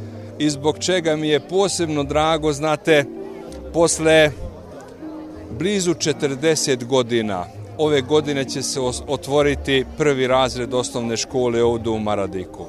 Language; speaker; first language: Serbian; non-native, local second language; Hungarian